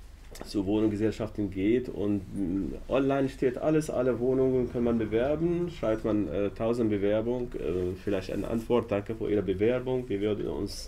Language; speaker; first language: German; non-native, learner; Arabic